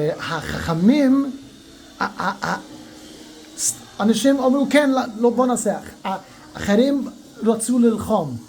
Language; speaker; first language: Hebrew; non-native, fluent; English